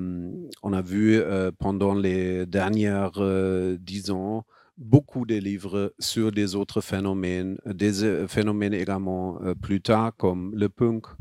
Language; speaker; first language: French; non-native, fluent; German